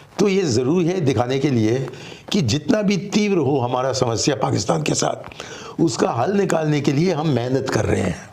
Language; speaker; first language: Hindi; non-native, local second language; Tamil